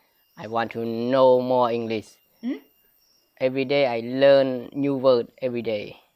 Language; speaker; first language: English; non-native, learner; Khmer